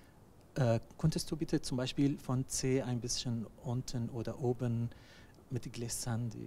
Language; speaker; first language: German; non-native, learner; Arabic